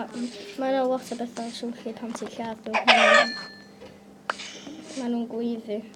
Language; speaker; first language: Welsh; non-native, local second language; English